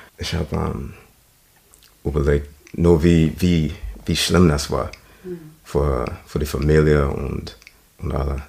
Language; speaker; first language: German; non-native, learner; English